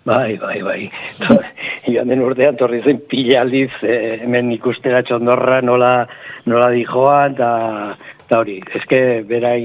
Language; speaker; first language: Basque; non-native, local second language; Spanish